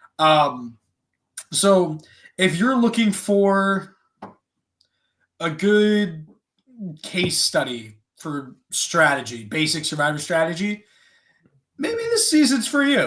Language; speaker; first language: English; native; English